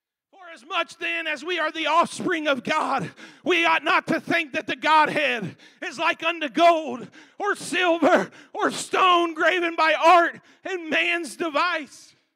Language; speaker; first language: English; native; English